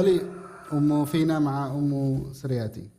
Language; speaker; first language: Arabic; non-native, fluent; Indonesian